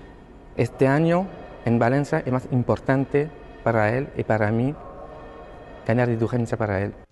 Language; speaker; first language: Spanish; non-native, learner; French